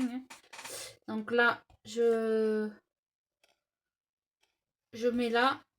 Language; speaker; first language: French; native; French